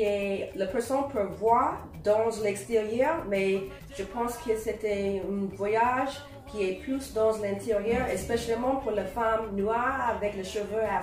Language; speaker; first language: French; non-native, learner; English